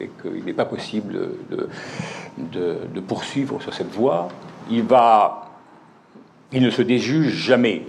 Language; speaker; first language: French; native; French